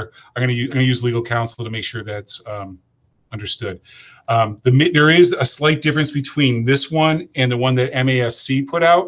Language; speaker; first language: English; native; English